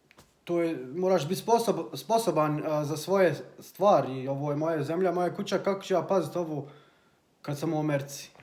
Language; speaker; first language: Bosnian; early bilingual, heritage; Bosnian